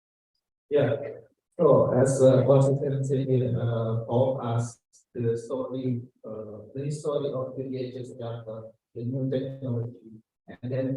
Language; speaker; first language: English; non-native, learner; Indonesian